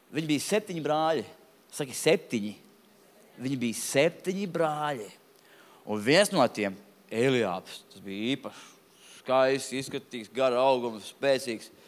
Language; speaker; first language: Latvian; non-native, local second language; Russian